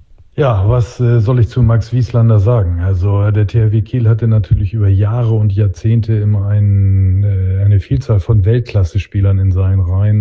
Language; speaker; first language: German; native; German